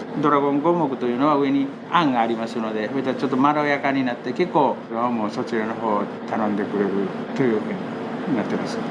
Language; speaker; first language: Japanese; native; Japanese